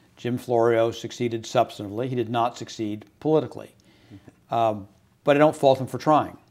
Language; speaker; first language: English; native; English